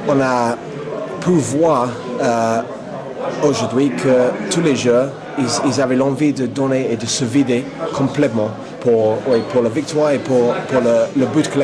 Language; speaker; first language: French; non-native, fluent; English